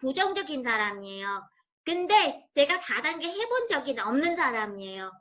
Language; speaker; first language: Korean; non-native, fluent; Vietnamese